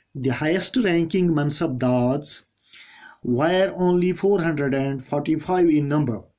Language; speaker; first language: English; non-native, local second language; Hindi